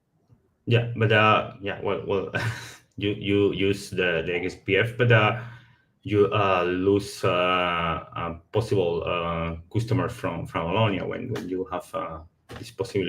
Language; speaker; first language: English; non-native, learner; Spanish